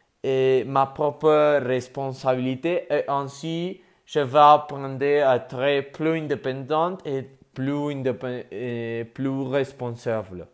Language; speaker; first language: French; non-native, learner; Spanish